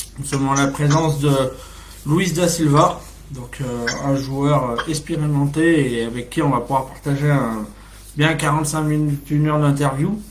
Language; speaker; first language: French; native; French